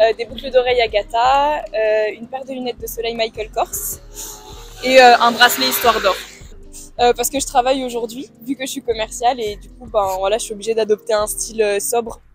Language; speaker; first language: French; native; French